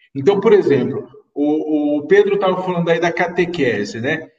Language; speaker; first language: Portuguese; native; Portuguese